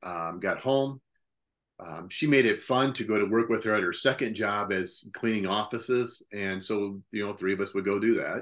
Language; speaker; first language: English; native; English